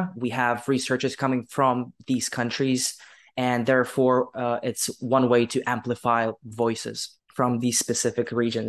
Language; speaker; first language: English; non-native, fluent; Ukrainian